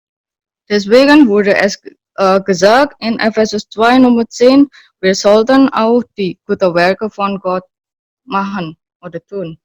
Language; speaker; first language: German; non-native, learner; Indonesian